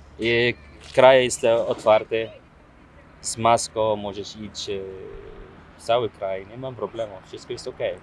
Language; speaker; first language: Polish; non-native, learner; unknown